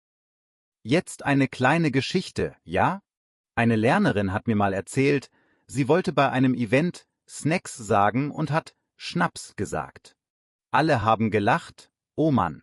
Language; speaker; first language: German; native; German